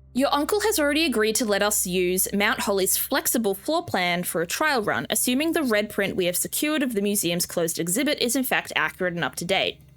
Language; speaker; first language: English; native; English